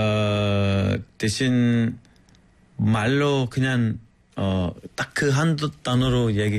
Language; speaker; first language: Korean; non-native, fluent; Azerbaijani